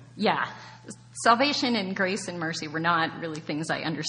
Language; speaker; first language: English; native; English